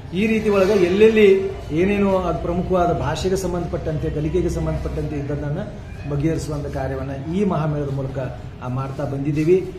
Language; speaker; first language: Kannada; native; Kannada